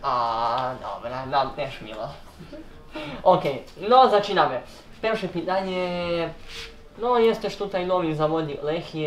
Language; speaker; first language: Polish; non-native, learner; Serbian